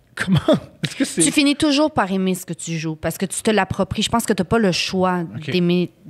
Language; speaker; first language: French; native; French